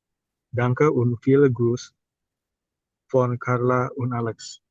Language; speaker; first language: German; non-native, learner; Indonesian